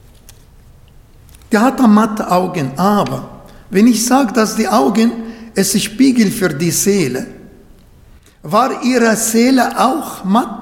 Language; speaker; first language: German; non-native, fluent; Arabic